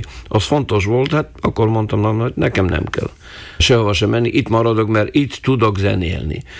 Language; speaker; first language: Hungarian; non-native, local second language; Slovak